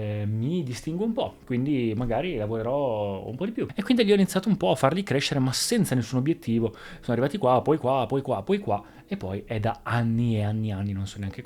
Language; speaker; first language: Italian; native; Italian